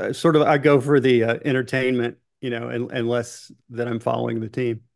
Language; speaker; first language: English; native; English